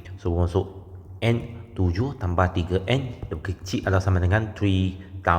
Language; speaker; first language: Malay; non-native, local second language; Chinese